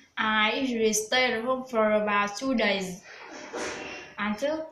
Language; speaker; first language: English; non-native, learner; Vietnamese